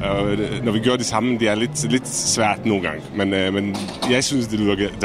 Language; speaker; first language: Danish; non-native, fluent; Czech